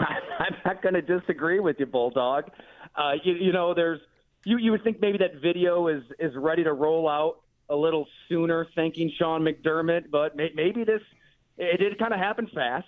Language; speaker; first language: English; native; English